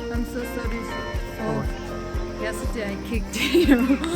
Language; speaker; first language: English; non-native, learner; Tibetan